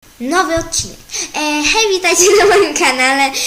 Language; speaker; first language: Polish; native; Polish